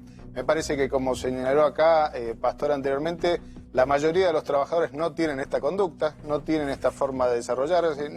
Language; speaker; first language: Spanish; native; Spanish